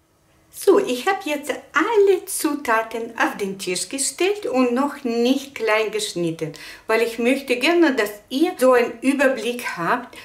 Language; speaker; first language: German; non-native, fluent; Russian